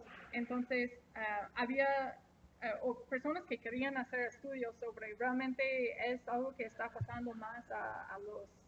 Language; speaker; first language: Spanish; non-native, fluent; English